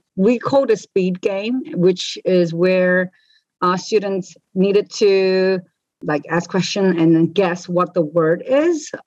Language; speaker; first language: English; native; English